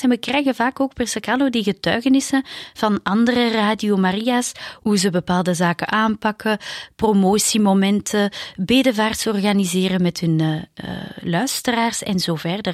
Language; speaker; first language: Dutch; native; Dutch